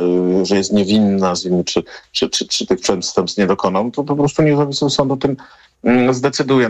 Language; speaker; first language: Polish; native; Polish